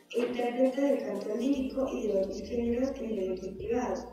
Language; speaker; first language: Spanish; native; Spanish